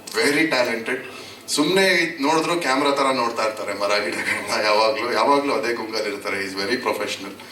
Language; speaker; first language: Kannada; native; Kannada